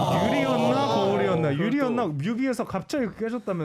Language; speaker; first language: Korean; native; Korean